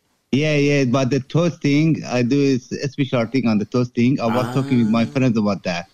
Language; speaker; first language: English; non-native, fluent; Persian